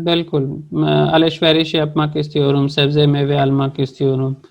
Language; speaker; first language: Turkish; non-native, fluent; Urdu